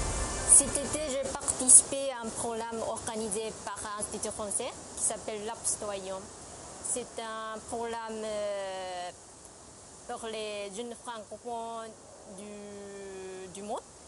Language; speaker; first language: French; non-native, fluent; Japanese